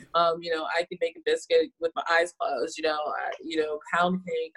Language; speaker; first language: English; native; English